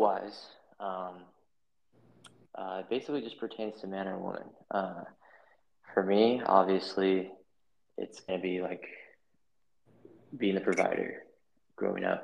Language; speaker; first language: English; native; English